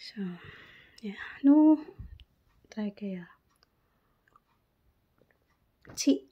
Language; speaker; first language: Danish; non-native, learner; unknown